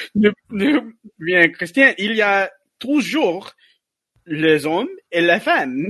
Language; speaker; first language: French; non-native, learner; English